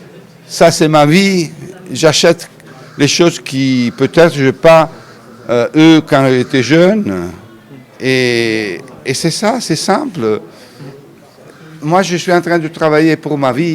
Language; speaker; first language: French; non-native, fluent; Italian